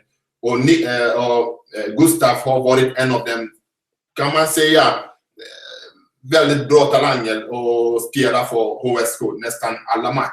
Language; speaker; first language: Swedish; non-native, fluent; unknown